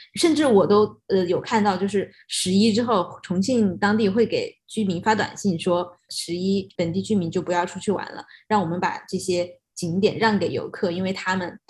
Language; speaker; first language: Chinese; native; Chinese